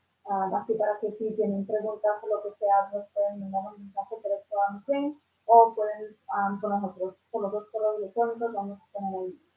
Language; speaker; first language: Spanish; early bilingual, other home language; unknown